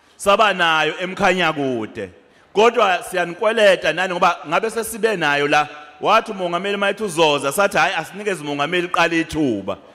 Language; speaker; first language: Zulu; native; Zulu